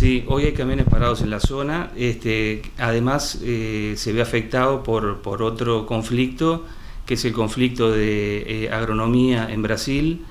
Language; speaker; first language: Spanish; native; Spanish